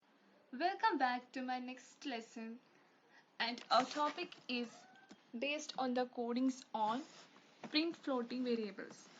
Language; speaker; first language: English; non-native, local second language; Hindi